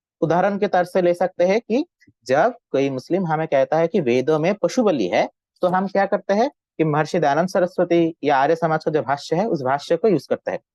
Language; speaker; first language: Hindi; non-native, fluent; Bangla